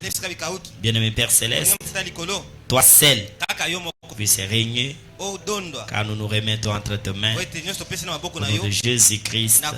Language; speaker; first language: Haitian Creole; non-native, local second language; Lingala